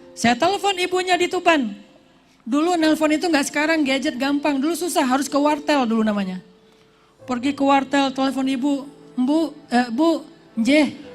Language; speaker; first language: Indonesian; native; Indonesian